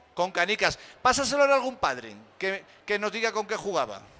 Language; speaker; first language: Spanish; native; Spanish